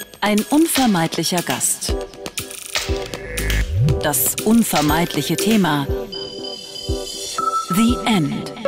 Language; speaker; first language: German; native; German